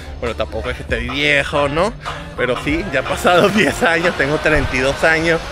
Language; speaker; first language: Spanish; native; Spanish